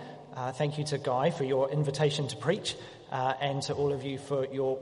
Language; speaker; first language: English; native; English